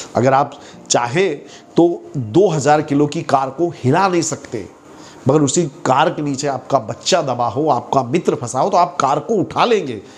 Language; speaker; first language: Hindi; native; Hindi